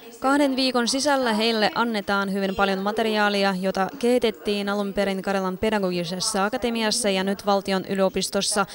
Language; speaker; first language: Finnish; non-native, local second language; Russian